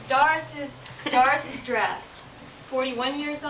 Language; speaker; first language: English; native; English